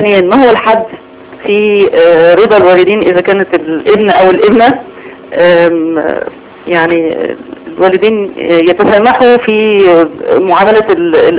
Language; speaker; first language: Arabic; native; Arabic